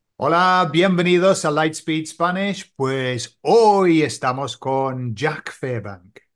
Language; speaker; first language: Spanish; non-native, fluent; English